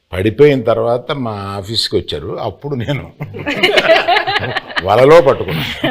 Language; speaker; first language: Telugu; native; Telugu